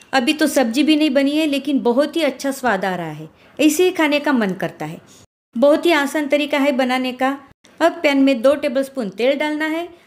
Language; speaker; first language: Hindi; non-native, local second language; Marathi